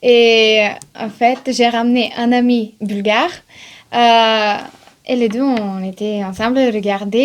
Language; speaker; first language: French; non-native, fluent; Bulgarian